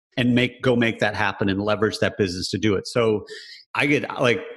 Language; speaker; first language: English; native; English